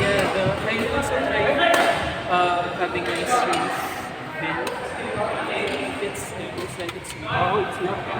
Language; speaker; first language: English; non-native, local second language; Filipino